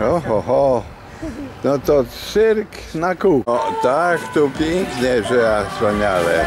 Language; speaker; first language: Polish; native; Polish